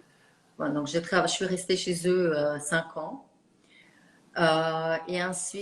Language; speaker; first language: French; non-native, fluent; Russian